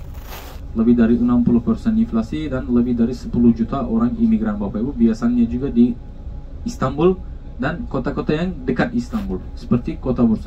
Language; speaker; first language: Indonesian; non-native, fluent; Turkish